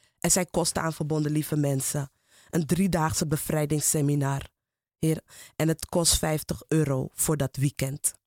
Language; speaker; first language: Dutch; native; Dutch